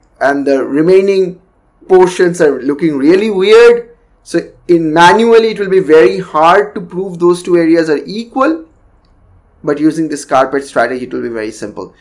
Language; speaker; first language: English; non-native, local second language; Bangla